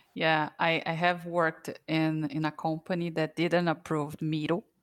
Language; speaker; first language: English; non-native, fluent; Portuguese